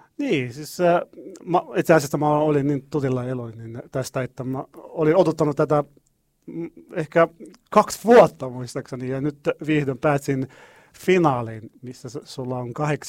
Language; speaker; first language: Finnish; non-native, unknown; Arabic